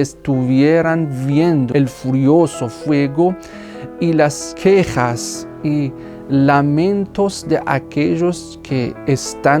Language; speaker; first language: Spanish; non-native, fluent; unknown